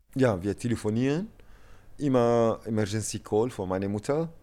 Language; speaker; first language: German; non-native, learner; Arabic